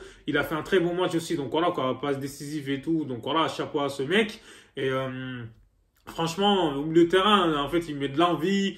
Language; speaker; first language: French; native; French